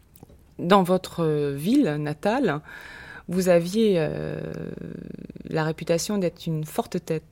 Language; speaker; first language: French; native; French